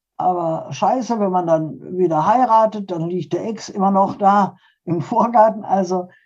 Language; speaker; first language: German; early bilingual, other home language; Polish